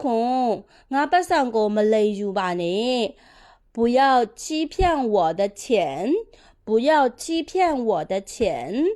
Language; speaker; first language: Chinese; non-native, fluent; Burmese